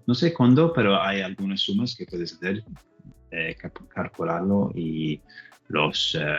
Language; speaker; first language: Spanish; non-native, learner; English